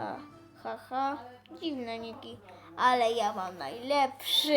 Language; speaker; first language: Polish; native; Polish